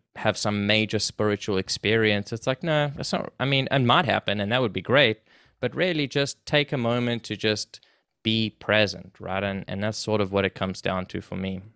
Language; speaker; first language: English; native; English